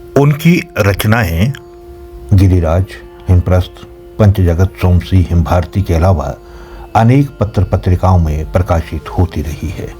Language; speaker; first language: Hindi; native; Hindi